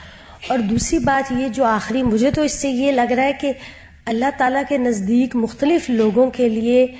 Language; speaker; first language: Urdu; native; Urdu